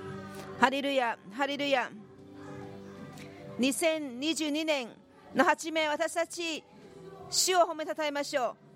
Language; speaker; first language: Japanese; non-native, fluent; Korean